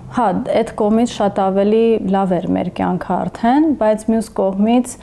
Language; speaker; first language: Armenian; early bilingual, heritage; English